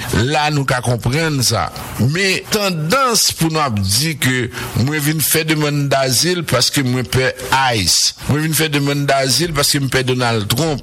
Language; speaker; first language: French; non-native, local second language; Haitian Creole